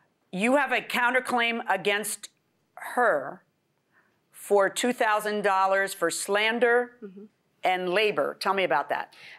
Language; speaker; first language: English; early bilingual, other home language; Spanish